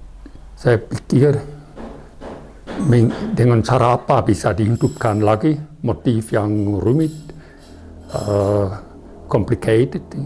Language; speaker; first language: Indonesian; non-native, fluent; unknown